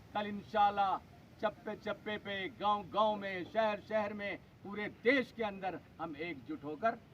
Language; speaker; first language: Hindi; non-native, local second language; Urdu